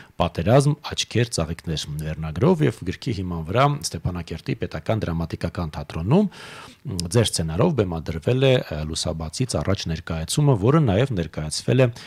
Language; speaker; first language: Armenian; native; Armenian